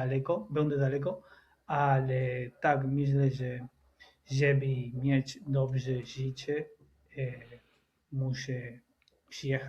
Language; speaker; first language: Polish; non-native, learner; Spanish